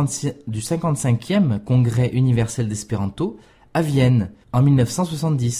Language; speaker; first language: French; native; French